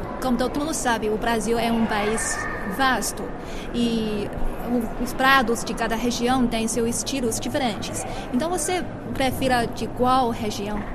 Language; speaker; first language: Portuguese; non-native, fluent; Chinese